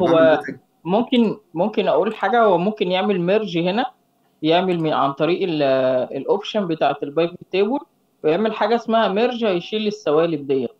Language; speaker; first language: Arabic; native; Arabic